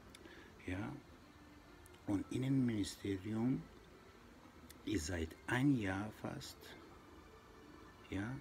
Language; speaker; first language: German; non-native, local second language; Persian